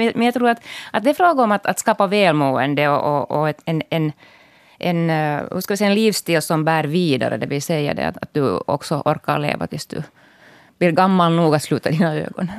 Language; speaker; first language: Swedish; native; Swedish